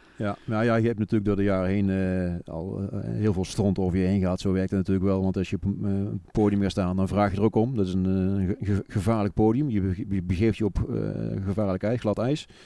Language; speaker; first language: Dutch; native; Dutch